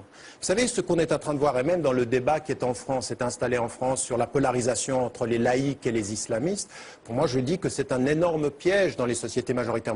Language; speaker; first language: French; early bilingual, heritage; French